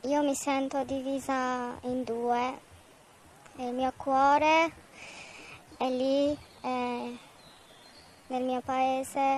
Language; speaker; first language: Italian; non-native, fluent; Persian